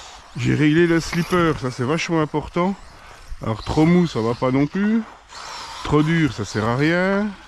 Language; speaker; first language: French; native; French